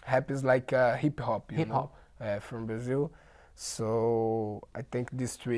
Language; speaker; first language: English; non-native, learner; Portuguese